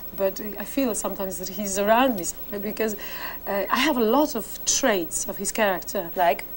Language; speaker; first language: English; non-native, fluent; Polish